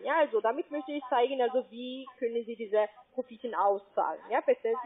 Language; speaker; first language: German; non-native, learner; Spanish